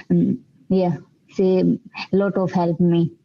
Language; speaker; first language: English; non-native, learner; Hindi